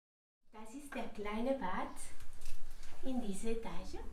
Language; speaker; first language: German; non-native, learner; Spanish